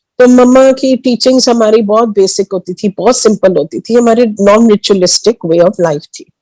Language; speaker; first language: Hindi; early bilingual, heritage; Hindi